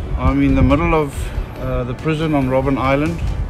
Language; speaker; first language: English; non-native, local second language; Afrikaans